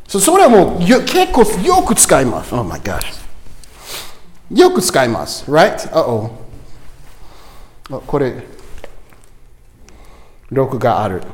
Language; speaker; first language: Japanese; non-native, learner; English